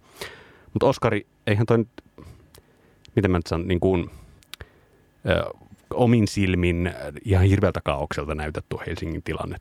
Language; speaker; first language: Finnish; native; Finnish